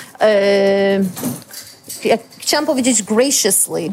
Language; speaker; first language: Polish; early bilingual, heritage; Polish